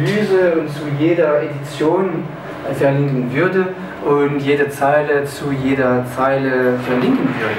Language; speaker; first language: German; non-native, fluent; French